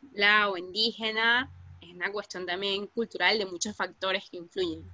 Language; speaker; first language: Spanish; native; Spanish